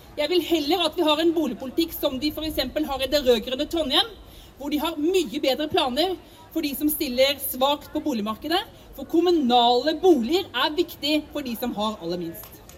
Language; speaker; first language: Norwegian; native; Norwegian